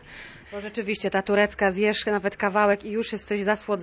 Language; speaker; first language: Polish; native; Polish